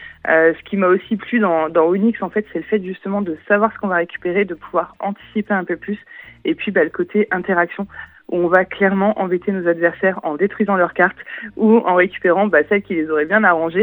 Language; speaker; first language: French; native; French